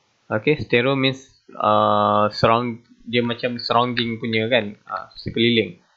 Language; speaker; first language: English; non-native, local second language; Malay